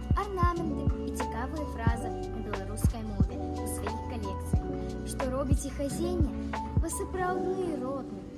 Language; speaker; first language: Belarusian; non-native, local second language; Russian